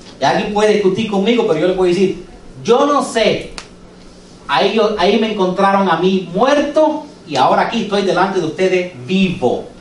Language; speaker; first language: Spanish; early bilingual, heritage; English